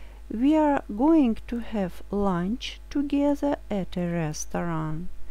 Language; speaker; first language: English; non-native, fluent; Russian